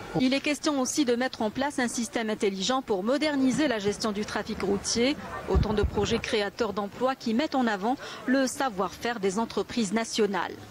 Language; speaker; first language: French; non-native, local second language; Arabic